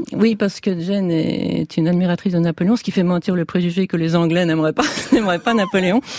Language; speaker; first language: French; native; French